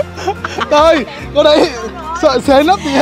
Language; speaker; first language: Vietnamese; native; Vietnamese